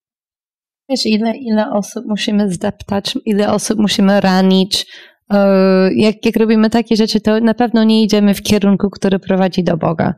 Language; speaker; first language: Polish; non-native, fluent; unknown